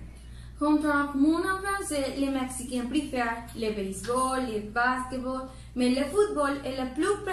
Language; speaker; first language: French; non-native, learner; Spanish